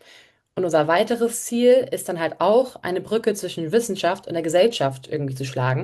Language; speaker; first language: German; native; German